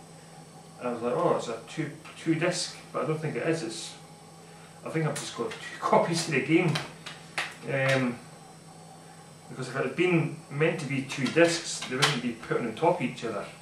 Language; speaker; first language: English; native; English